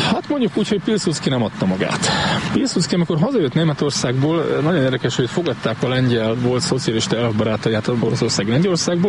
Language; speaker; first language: Hungarian; native; Hungarian